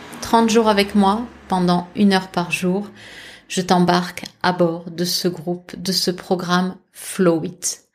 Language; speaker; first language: French; native; French